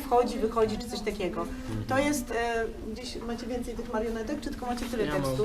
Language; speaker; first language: Polish; native; Polish